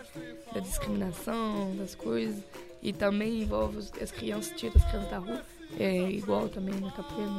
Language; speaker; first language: Portuguese; non-native, fluent; French